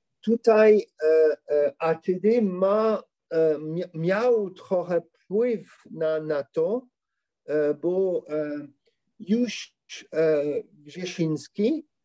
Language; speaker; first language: Polish; non-native, learner; French